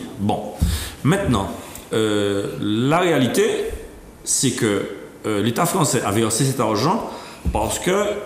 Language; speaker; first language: French; native; French